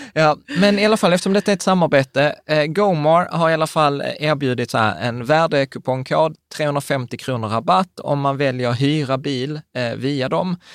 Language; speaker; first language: Swedish; native; Swedish